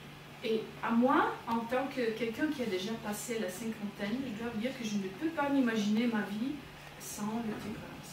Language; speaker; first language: French; non-native, fluent; Bulgarian